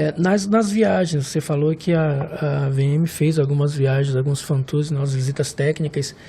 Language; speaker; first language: Portuguese; native; Portuguese